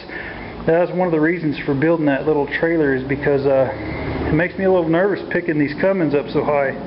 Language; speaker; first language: English; native; English